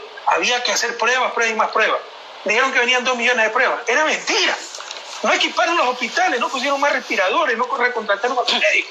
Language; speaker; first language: Spanish; native; Spanish